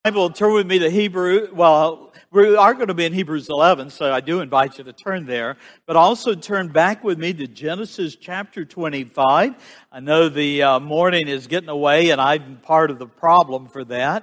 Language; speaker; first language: English; native; English